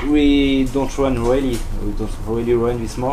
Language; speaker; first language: English; non-native, learner; French